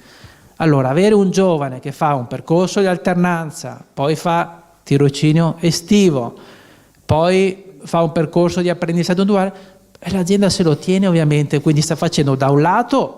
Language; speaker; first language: Italian; native; Italian